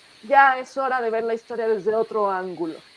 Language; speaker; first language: Spanish; native; Spanish